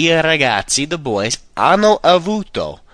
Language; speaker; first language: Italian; non-native, fluent; English